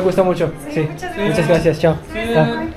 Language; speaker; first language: Spanish; non-native, learner; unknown